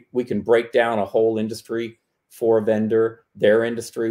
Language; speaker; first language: English; native; English